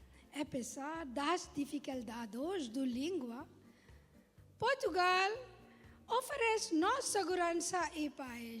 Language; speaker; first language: Portuguese; non-native, learner; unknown